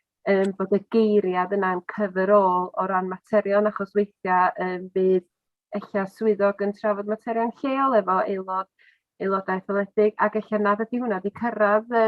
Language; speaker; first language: Welsh; native; Welsh